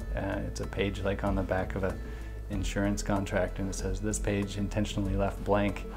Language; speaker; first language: English; native; English